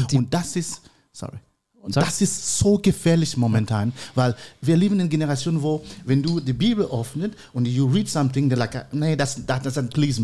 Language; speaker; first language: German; non-native, learner; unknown